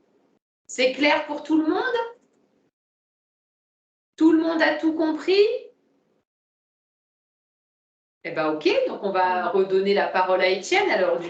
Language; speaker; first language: French; native; French